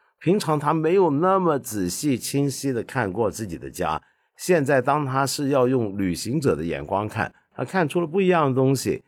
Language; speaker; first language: Chinese; non-native, local second language; Cantonese